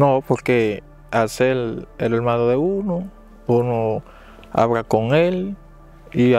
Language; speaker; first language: Spanish; native; Spanish